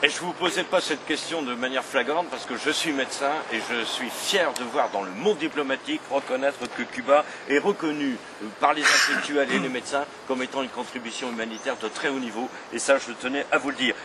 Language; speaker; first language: French; native; French